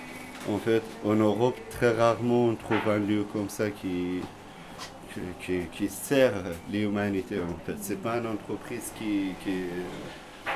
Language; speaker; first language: French; non-native, learner; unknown